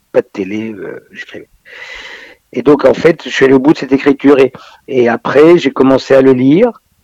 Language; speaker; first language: French; native; French